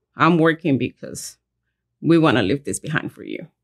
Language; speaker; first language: English; early bilingual, other home language; Spanish